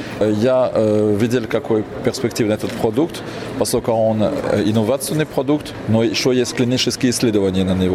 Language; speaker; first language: Russian; non-native, fluent; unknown